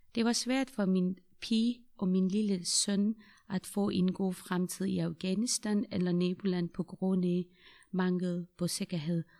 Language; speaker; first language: Danish; non-native, fluent; Persian